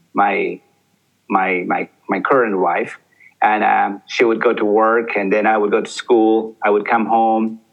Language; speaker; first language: English; early bilingual, other home language; Spanish